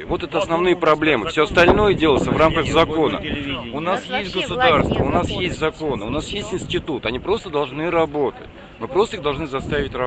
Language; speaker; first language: Russian; native; Russian